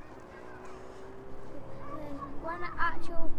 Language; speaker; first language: English; native; English